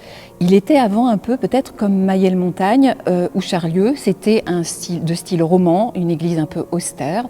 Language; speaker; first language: French; native; French